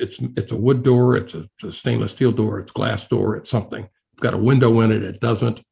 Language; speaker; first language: English; native; English